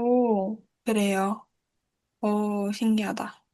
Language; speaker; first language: Korean; non-native, learner; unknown